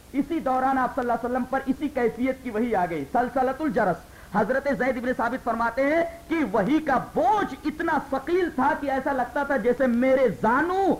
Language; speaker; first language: Urdu; native; Urdu